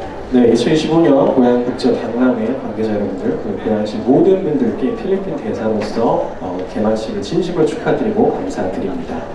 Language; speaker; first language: Korean; native; Korean